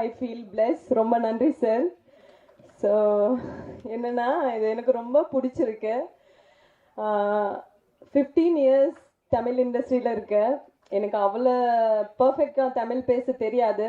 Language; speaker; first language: Tamil; non-native, fluent; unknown